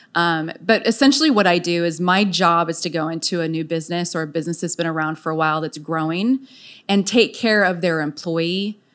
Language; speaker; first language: English; native; English